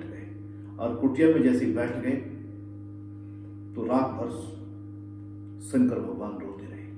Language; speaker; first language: Hindi; native; Hindi